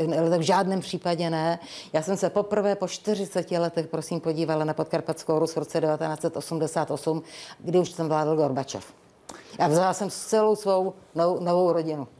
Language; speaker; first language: Czech; early bilingual, other home language; Rusyn